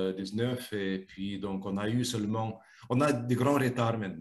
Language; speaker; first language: French; non-native, fluent; Lithuanian